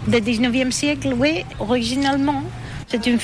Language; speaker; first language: French; non-native, learner; Catalan